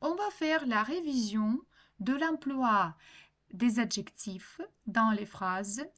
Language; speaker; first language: French; non-native, fluent; Ukrainian